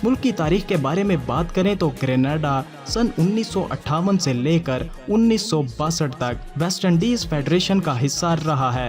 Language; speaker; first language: Urdu; native; Urdu